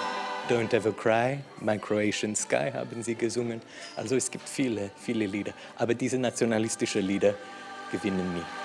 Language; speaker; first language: German; non-native, fluent; English